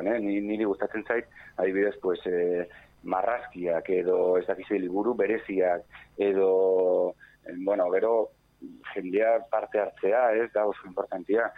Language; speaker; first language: Basque; non-native, local second language; Spanish